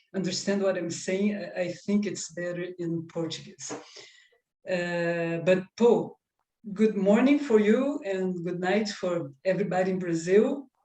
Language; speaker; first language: English; non-native, fluent; Portuguese